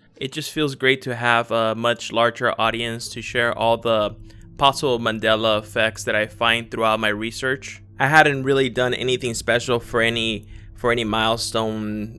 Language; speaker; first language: English; native; English